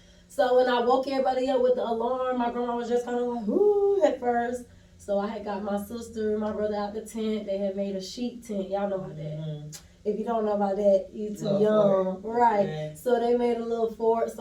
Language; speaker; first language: English; native; English